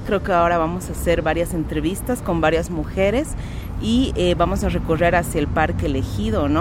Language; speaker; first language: Spanish; native; Spanish